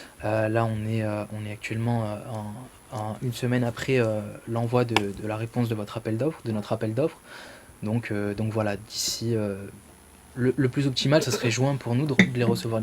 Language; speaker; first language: French; native; French